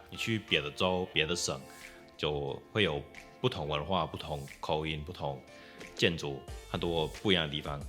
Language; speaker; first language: Chinese; non-native, fluent; English